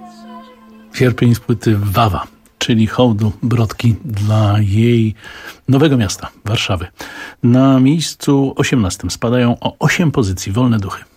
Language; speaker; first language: Polish; native; Polish